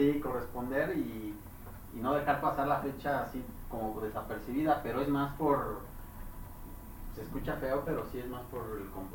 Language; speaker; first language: Spanish; native; Spanish